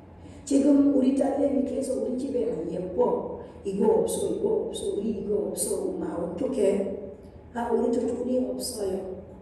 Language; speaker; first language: Korean; non-native, learner; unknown